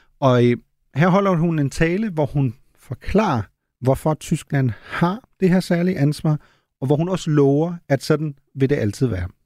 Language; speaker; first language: Danish; native; Danish